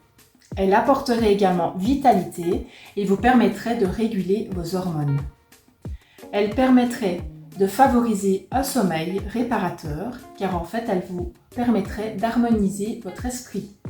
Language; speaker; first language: French; native; French